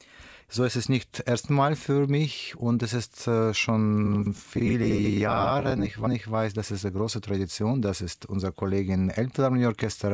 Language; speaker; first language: German; non-native, learner; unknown